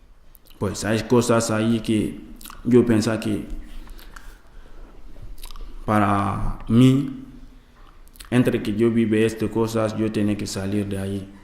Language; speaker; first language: Spanish; non-native, learner; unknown